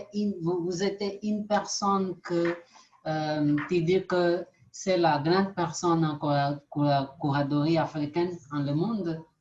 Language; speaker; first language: French; non-native, learner; Portuguese